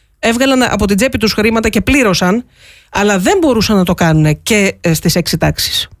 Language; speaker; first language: Greek; native; Greek